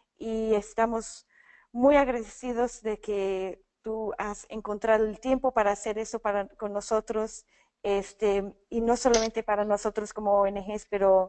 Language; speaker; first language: Spanish; non-native, fluent; English